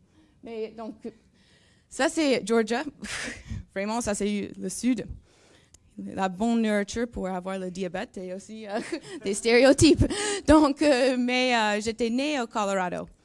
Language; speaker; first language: French; non-native, learner; English